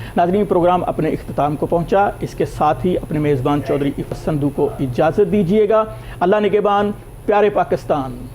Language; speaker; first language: Urdu; non-native, local second language; Punjabi